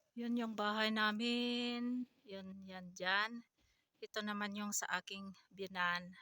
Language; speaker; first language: Filipino; non-native, local second language; Iloko